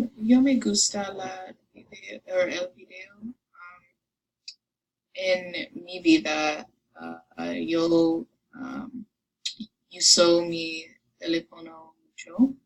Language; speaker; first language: Spanish; non-native, learner; English